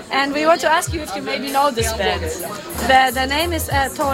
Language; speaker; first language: English; non-native, fluent; German